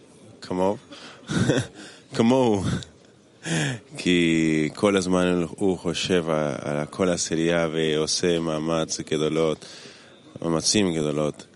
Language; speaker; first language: Hebrew; non-native, learner; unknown